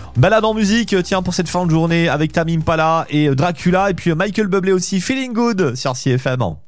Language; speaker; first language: French; native; French